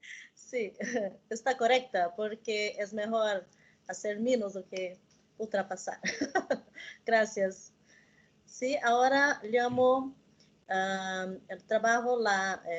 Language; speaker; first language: Spanish; non-native, learner; Portuguese